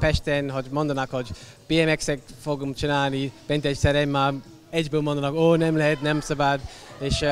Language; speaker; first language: Hungarian; non-native, learner; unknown